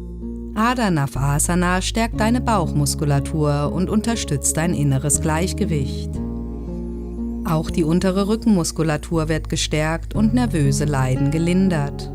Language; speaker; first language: German; native; German